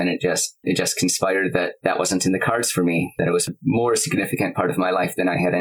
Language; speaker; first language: English; native; English